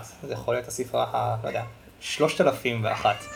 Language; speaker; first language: Hebrew; native; Hebrew